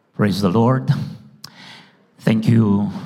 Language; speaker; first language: English; non-native, fluent; Romanian